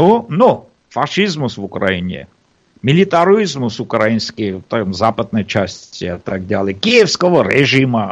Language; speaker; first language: Slovak; non-native, fluent; Armenian